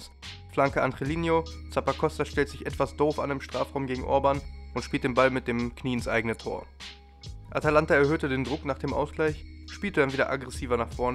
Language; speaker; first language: German; native; German